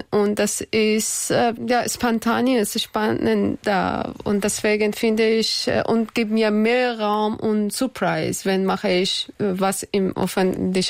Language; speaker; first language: German; non-native, learner; Persian